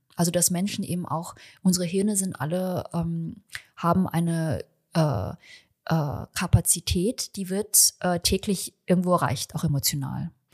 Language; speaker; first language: German; early bilingual, other home language; Chinese